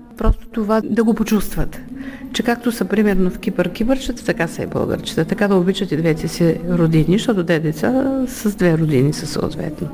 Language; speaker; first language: Bulgarian; native; Bulgarian